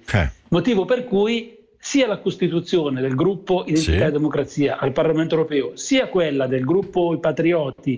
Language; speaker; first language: Italian; native; Italian